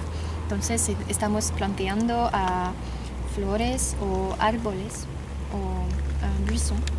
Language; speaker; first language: Spanish; non-native, fluent; French